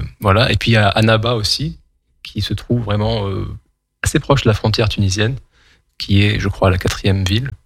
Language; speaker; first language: French; non-native, local second language; Kabyle